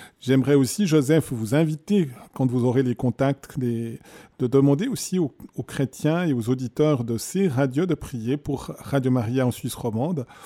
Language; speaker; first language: French; native; French